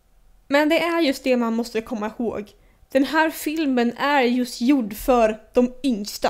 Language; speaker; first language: Swedish; native; Swedish